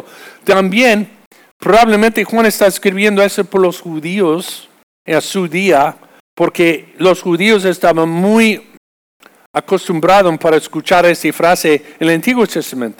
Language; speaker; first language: Spanish; non-native, fluent; English